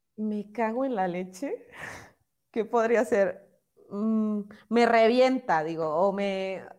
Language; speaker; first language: Spanish; native; Spanish